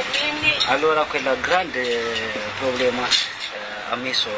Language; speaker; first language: Italian; non-native, learner; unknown